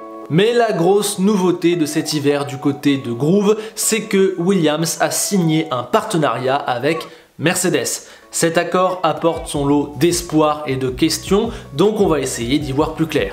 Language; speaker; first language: French; native; French